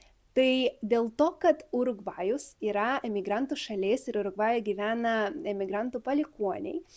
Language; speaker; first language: Lithuanian; early bilingual, other home language; Spanish